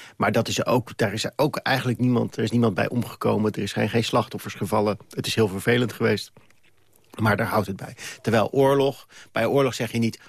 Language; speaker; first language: Dutch; native; Dutch